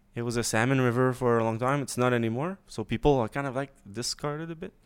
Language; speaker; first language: English; native; English